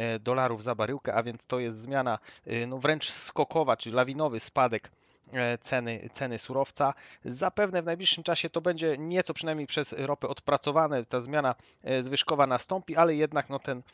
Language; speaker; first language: Polish; native; Polish